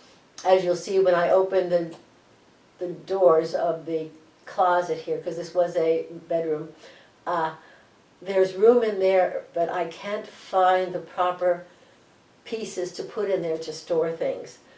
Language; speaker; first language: English; native; English